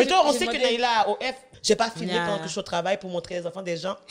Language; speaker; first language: French; native; French